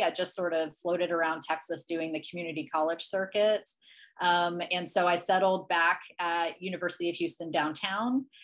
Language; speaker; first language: English; native; English